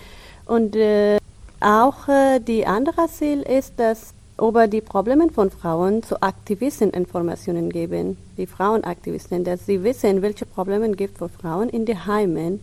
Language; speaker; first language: German; non-native, learner; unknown